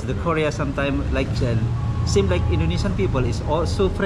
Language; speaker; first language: English; non-native, learner; Indonesian